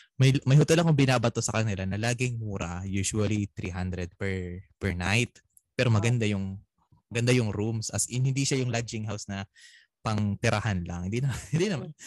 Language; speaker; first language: Filipino; non-native, local second language; Bikol